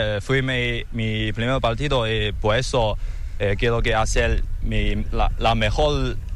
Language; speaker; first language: Spanish; non-native, learner; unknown